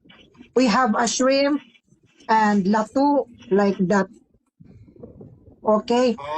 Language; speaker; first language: English; non-native, learner; Filipino